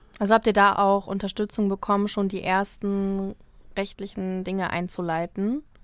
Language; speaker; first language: German; native; German